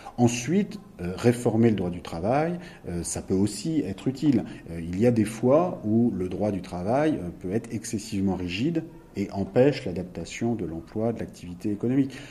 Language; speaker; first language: French; native; French